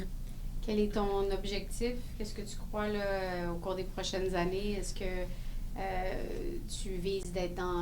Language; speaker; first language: French; native; French